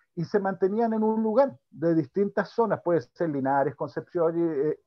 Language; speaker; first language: Spanish; native; Spanish